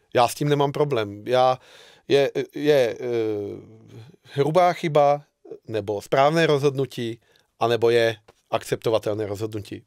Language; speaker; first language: Czech; non-native, fluent; Hungarian